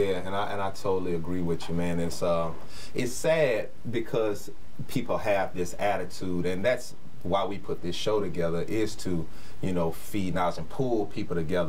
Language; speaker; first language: English; native; English